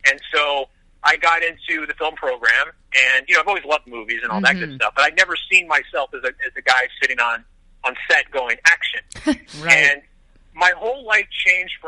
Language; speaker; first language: English; native; English